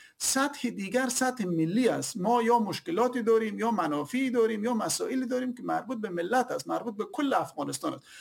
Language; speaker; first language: Persian; native; Persian